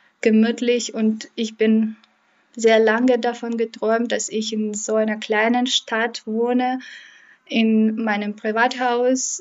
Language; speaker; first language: German; non-native, fluent; Russian